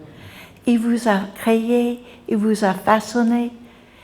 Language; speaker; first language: French; non-native, fluent; English